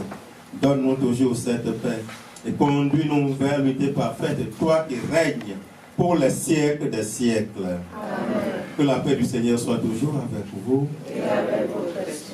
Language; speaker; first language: French; native; French